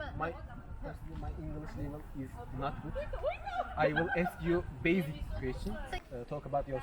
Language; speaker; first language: English; non-native, learner; Turkish